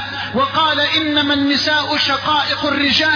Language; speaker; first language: Arabic; native; Arabic